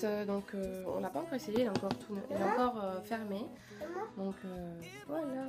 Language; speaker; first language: French; native; French